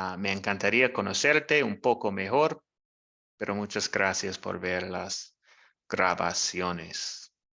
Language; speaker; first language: Spanish; non-native, learner; English